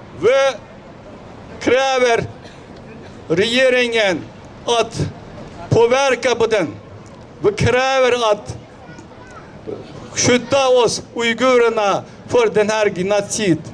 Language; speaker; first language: Swedish; non-native, fluent; Uyghur